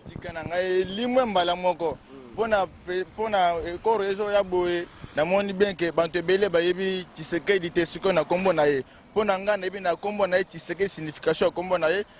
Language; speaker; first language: Lingala; non-native, local second language; Luba-Lulua